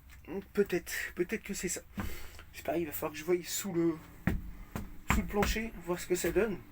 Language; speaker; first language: French; native; French